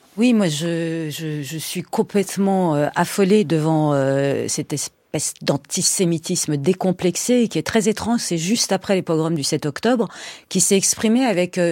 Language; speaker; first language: French; early bilingual, other home language; Persian